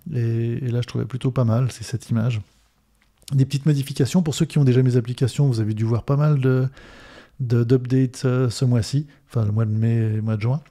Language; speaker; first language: French; native; French